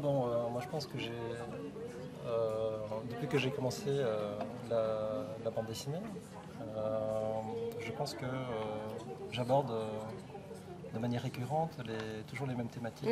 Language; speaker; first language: French; early bilingual, other home language; Korean